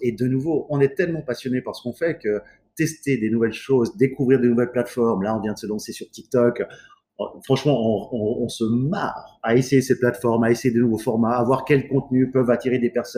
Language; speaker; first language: French; native; French